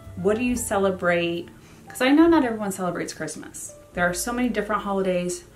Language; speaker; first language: English; native; English